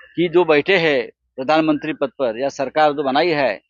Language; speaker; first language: Hindi; non-native, local second language; Marathi